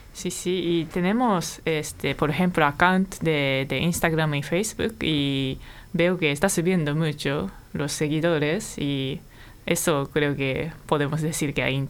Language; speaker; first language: Spanish; non-native, fluent; Japanese